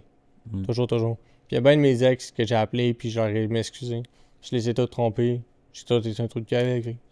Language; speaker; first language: French; native; French